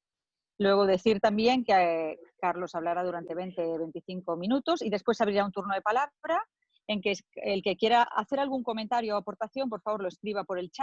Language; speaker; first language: Spanish; native; Spanish